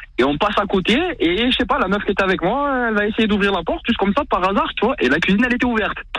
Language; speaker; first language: French; native; French